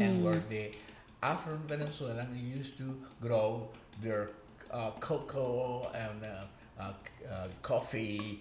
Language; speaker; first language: English; non-native, fluent; Spanish